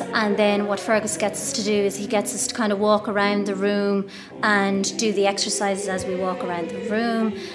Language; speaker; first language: English; native; English